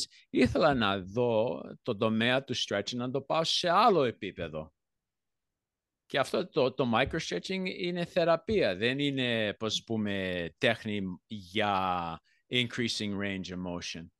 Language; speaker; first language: Greek; early bilingual, heritage; Greek